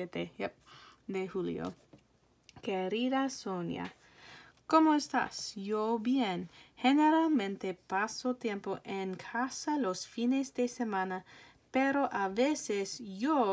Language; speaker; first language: Spanish; non-native, fluent; English